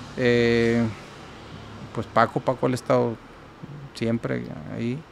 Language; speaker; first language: Spanish; native; Spanish